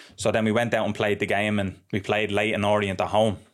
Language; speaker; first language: English; native; English